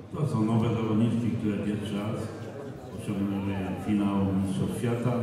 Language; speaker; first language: Polish; native; Polish